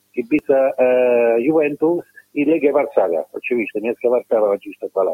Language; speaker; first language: Polish; non-native, learner; Italian